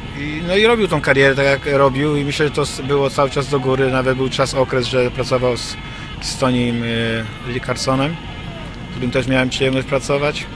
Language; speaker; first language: Polish; native; Polish